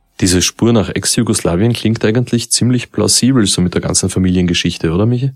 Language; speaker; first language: German; native; German